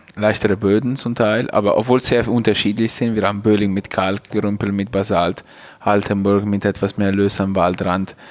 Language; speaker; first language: German; non-native, fluent; Italian